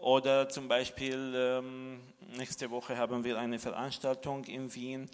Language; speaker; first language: German; non-native, fluent; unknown